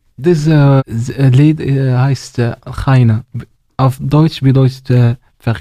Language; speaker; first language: German; non-native, learner; Arabic